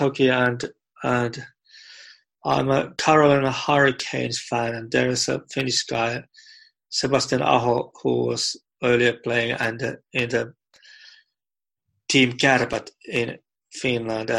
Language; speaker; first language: English; non-native, fluent; Finnish